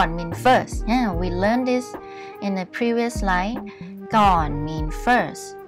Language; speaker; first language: English; non-native, fluent; Thai